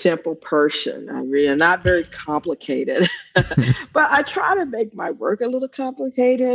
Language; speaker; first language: English; native; English